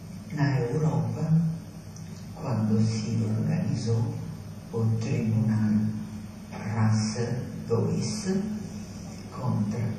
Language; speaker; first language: Portuguese; non-native, fluent; Italian